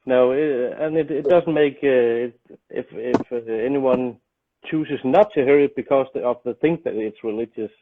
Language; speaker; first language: English; non-native, fluent; Danish